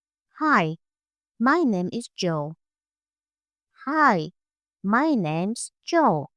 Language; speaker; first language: English; non-native, fluent; Polish